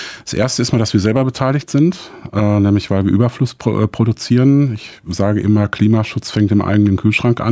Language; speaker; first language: German; native; German